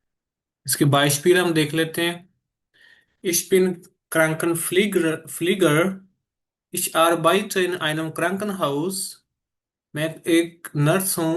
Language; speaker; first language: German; non-native, fluent; Urdu